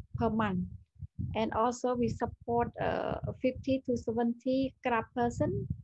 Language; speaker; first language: English; non-native, learner; Khmer